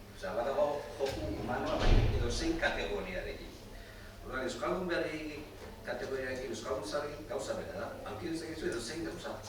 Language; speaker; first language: Basque; non-native, local second language; Spanish